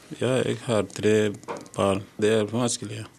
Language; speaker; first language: Norwegian; non-native, learner; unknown